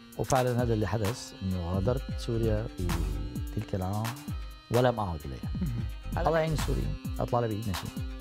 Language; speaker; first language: Arabic; native; Arabic